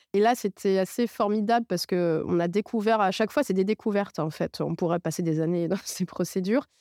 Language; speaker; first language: French; non-native, local second language; Arabic